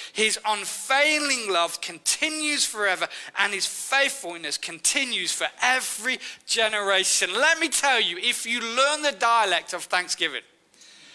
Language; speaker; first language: English; native; English